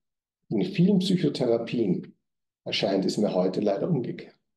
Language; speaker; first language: German; native; German